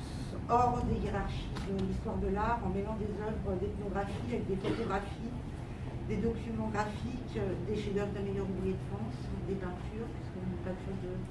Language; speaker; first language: French; native; French